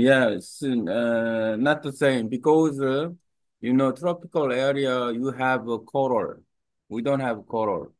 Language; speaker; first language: English; non-native, learner; Korean